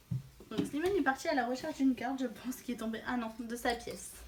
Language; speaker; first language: French; native; French